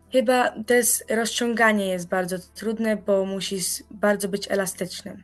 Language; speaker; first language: Polish; early bilingual, heritage; Polish